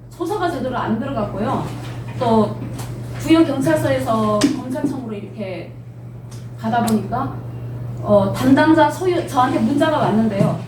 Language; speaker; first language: Korean; early bilingual, heritage; Korean